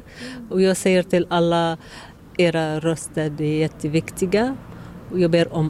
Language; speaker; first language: Swedish; non-native, learner; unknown